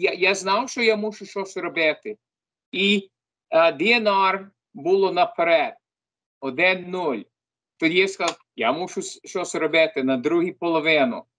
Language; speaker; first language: Ukrainian; early bilingual, heritage; Ukrainian